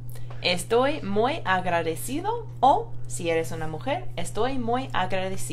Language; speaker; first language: Spanish; non-native, fluent; English